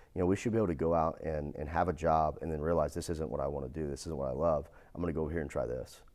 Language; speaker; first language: English; native; English